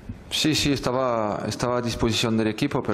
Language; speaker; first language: Spanish; non-native, fluent; French